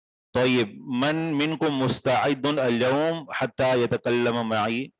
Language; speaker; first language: Arabic; non-native, fluent; Urdu